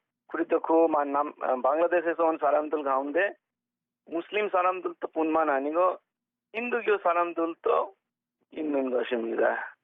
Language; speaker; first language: Korean; non-native, fluent; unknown